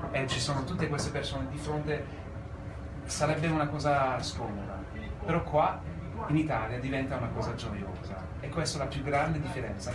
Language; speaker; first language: Italian; non-native, fluent; English